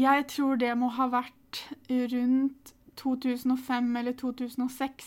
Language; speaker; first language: Norwegian; native; Norwegian